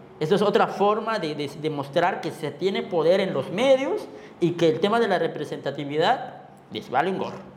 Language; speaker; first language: Spanish; non-native, local second language; Tzotzil